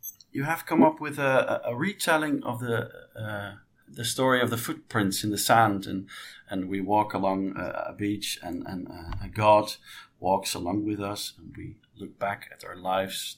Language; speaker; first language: English; non-native, fluent; Dutch